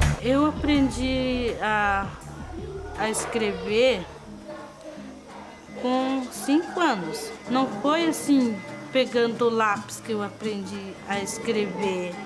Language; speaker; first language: Portuguese; non-native, local second language; Guarani